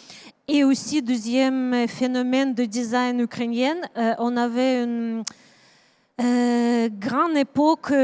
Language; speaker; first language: French; non-native, learner; Ukrainian